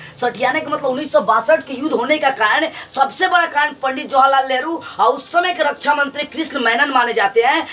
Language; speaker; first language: Hindi; native; Hindi